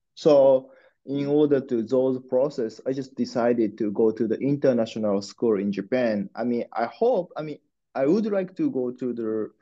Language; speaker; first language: English; non-native, learner; Japanese